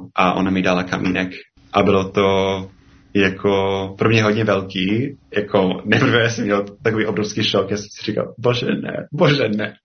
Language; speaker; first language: Czech; non-native, fluent; English